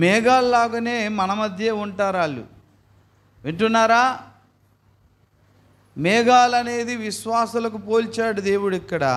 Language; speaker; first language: Telugu; native; Telugu